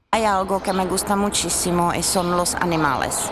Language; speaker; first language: Spanish; non-native, learner; Czech